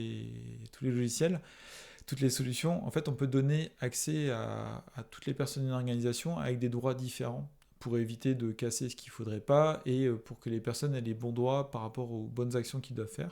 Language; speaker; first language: French; native; French